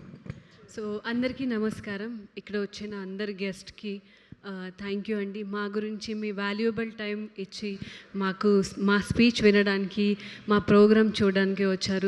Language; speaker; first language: Telugu; non-native, local second language; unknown